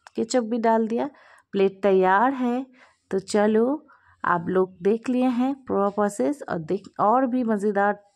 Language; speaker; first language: Hindi; non-native, local second language; Bangla